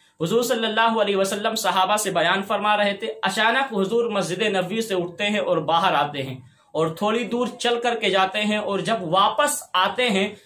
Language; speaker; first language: Urdu; native; Urdu